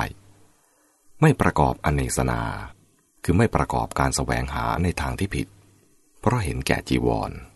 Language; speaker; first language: Thai; native; Thai